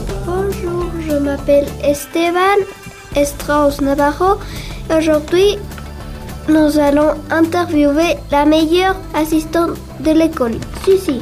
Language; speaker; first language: French; non-native, learner; Spanish